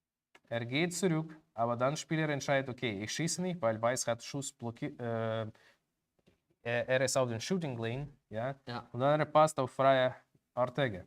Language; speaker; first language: German; non-native, learner; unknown